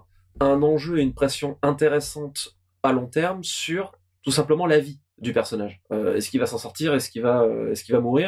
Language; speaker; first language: French; native; French